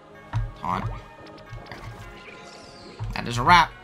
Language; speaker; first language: English; native; English